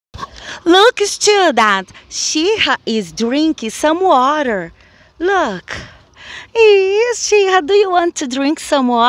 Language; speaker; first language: English; non-native, fluent; Portuguese